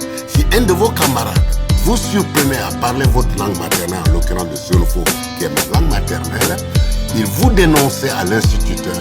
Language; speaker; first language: French; non-native, local second language; Malagasy